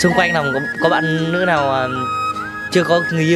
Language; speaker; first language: Vietnamese; native; Vietnamese